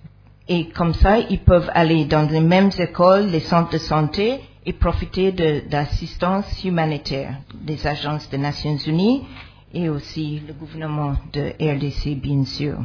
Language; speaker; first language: French; non-native, fluent; English